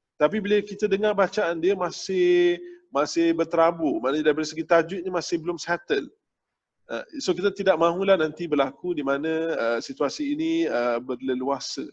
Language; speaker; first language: Malay; native; Malay